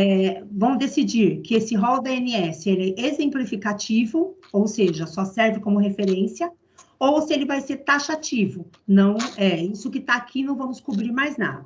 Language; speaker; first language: Portuguese; native; Portuguese